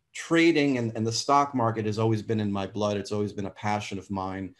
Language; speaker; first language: English; native; English